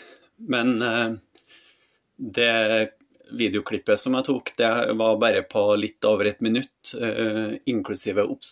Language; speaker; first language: Norwegian; native; Norwegian